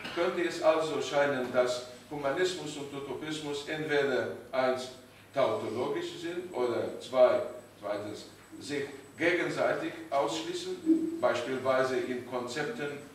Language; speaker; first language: German; non-native, learner; Romanian